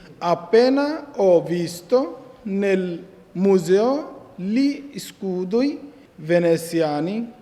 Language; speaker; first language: Italian; non-native, fluent; Bangla